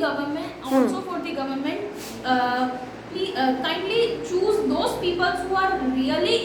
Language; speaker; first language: English; non-native, learner; Hindi